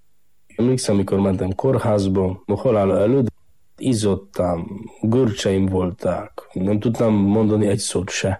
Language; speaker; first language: Hungarian; non-native, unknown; Polish